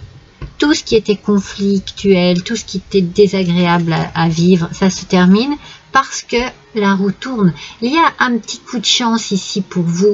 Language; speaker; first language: French; native; French